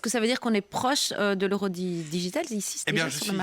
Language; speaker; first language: French; native; French